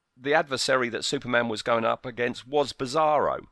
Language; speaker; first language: English; native; English